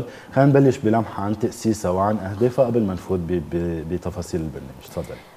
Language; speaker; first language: Arabic; native; Arabic